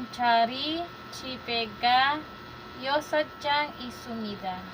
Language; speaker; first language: Korean; non-native, learner; Filipino